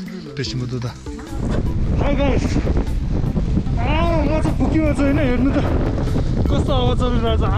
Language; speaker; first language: Nepali; non-native, local second language; Tibetan